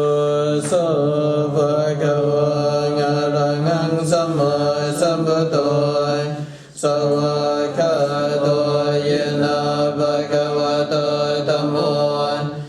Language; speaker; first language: Russian; non-native, learner; Thai